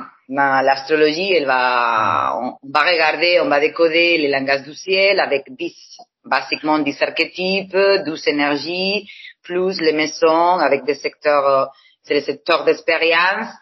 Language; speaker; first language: French; non-native, fluent; Spanish